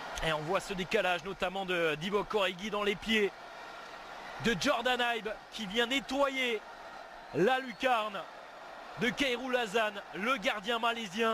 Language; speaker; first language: French; native; French